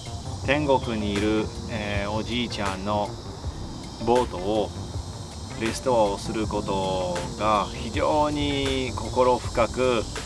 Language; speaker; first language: Japanese; non-native, fluent; English